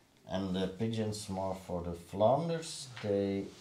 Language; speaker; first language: English; non-native, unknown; Dutch